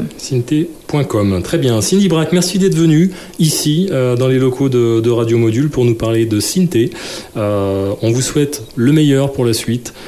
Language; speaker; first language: French; native; French